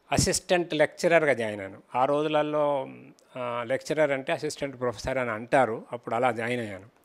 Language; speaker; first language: Telugu; native; Telugu